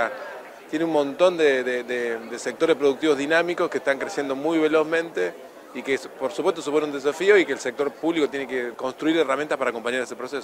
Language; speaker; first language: Spanish; native; Spanish